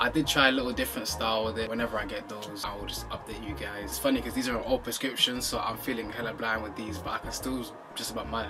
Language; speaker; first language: English; native; English